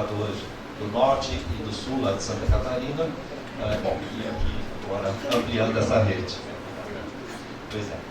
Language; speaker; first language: Portuguese; native; Portuguese